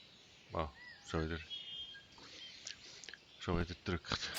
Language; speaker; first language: German; native; German